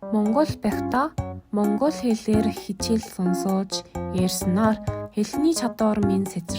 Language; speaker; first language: Mongolian; non-native, learner; Korean